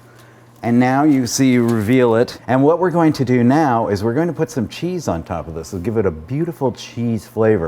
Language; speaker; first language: English; native; English